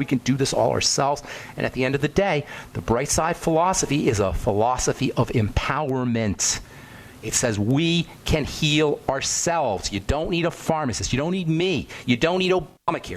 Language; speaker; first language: English; native; English